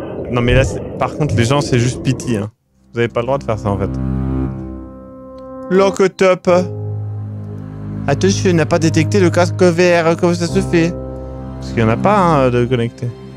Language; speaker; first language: French; native; French